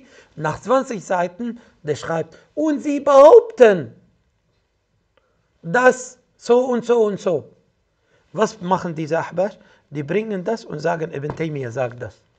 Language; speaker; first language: German; non-native, fluent; Arabic